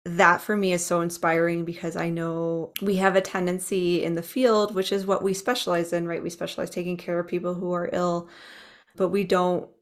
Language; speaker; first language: English; native; English